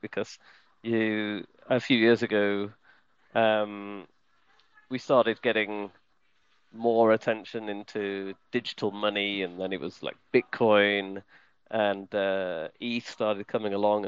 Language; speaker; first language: English; native; English